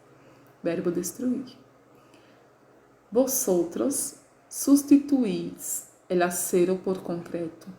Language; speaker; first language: Spanish; non-native, learner; Portuguese